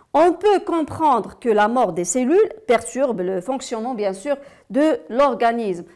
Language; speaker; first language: French; non-native, local second language; Arabic